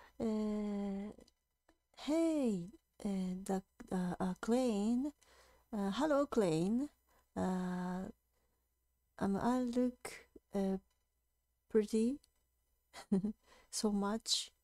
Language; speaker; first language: English; non-native, fluent; Japanese